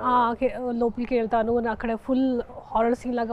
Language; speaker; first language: Telugu; non-native, local second language; Hindi